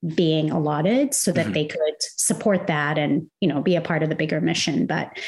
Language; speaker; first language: English; non-native, fluent; Arabic